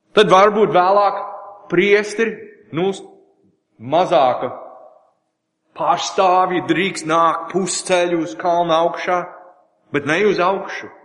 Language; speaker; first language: Latvian; non-native, learner; English